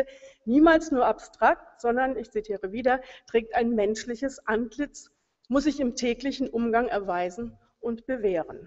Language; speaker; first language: German; native; German